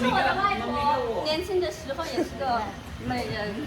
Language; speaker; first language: Chinese; native; Chinese